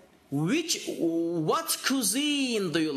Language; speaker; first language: English; non-native, fluent; Turkish